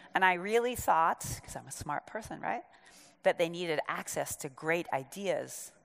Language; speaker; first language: English; native; English